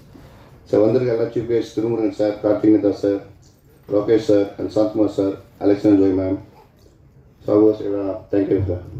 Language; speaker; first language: Tamil; native; Tamil